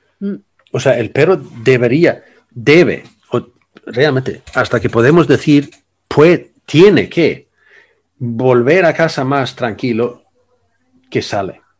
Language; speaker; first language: Spanish; non-native, fluent; Swedish